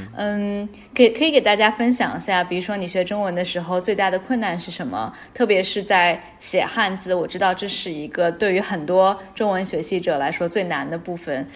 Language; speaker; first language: Chinese; native; Chinese